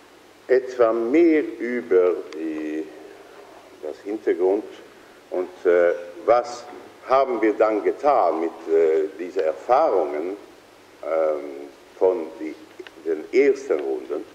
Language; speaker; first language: German; non-native, fluent; Swedish